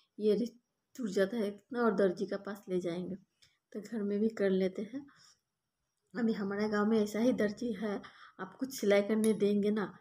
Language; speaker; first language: Hindi; non-native, local second language; Bangla